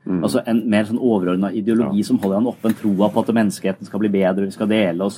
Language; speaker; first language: Norwegian; native; Norwegian